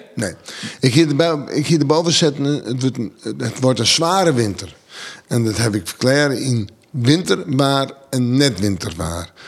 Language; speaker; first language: Dutch; non-native, local second language; Western Frisian